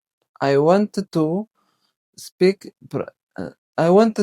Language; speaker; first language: English; non-native, learner; Tigrinya